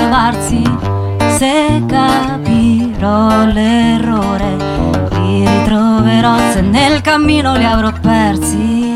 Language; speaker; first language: Italian; native; Italian